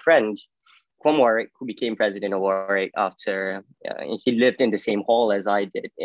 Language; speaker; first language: English; non-native, local second language; Malay